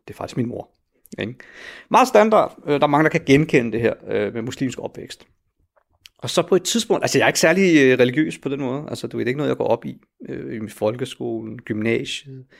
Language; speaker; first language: Danish; early bilingual, other home language; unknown